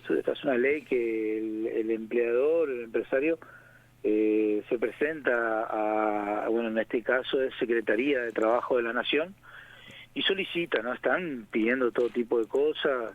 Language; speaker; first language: Spanish; native; Spanish